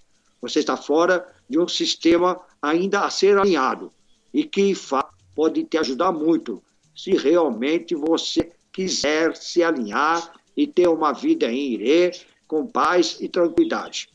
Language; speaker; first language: Portuguese; native; Portuguese